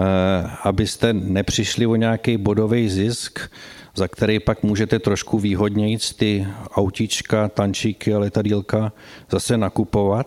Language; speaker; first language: Czech; native; Czech